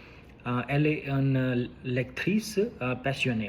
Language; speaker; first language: French; non-native, learner; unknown